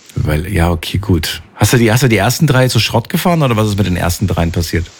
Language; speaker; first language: German; native; German